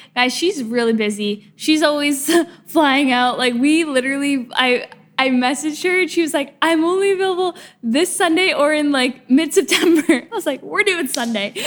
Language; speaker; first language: English; native; English